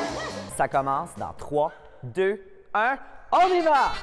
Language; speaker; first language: French; native; French